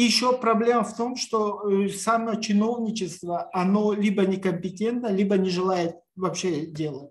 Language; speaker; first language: Russian; non-native, local second language; Tajik